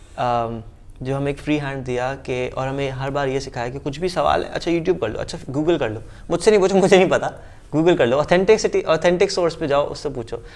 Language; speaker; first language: Urdu; native; Urdu